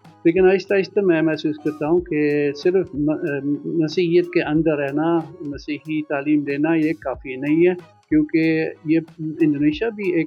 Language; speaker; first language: Hindi; non-native, fluent; Dutch